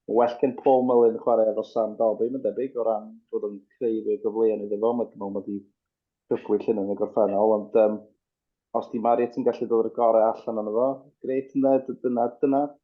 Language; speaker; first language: Welsh; native; Welsh